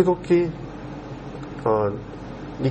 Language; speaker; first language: Japanese; non-native, learner; Korean